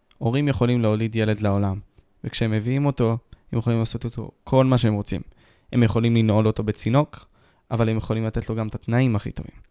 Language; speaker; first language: Hebrew; native; Hebrew